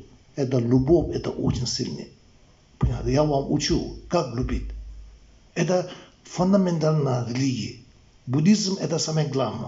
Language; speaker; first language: Russian; non-native, learner; Tibetan